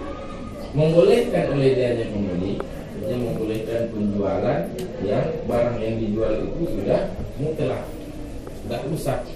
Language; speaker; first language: Indonesian; native; Indonesian